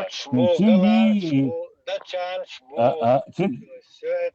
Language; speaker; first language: Russian; non-native, local second language; Chechen